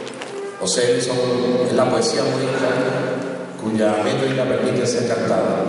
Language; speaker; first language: Spanish; native; Spanish